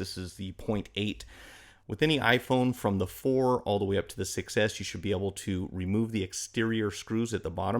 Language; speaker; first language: English; native; English